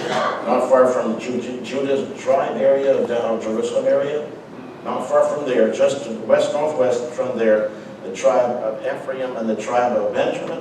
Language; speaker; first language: English; native; English